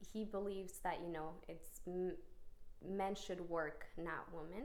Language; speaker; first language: English; early bilingual, other home language; Spanish